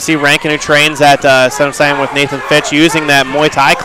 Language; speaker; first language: English; native; English